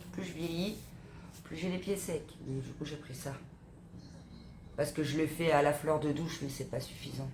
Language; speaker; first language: French; native; French